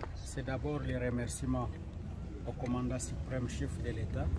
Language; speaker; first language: French; non-native, local second language; Swahili